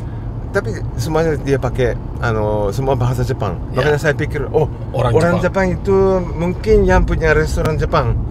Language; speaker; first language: Indonesian; non-native, fluent; Japanese